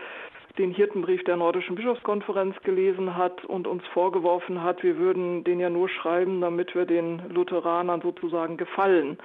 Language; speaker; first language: German; native; German